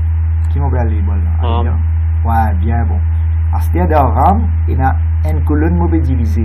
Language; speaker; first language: French; non-native, local second language; Morisyen